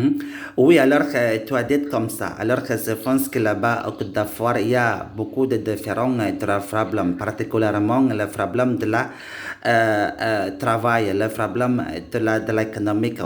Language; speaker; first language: French; non-native, learner; Indonesian